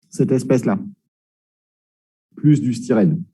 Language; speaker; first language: French; native; French